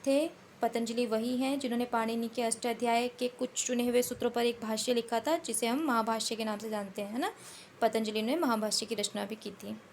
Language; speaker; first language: Hindi; native; Hindi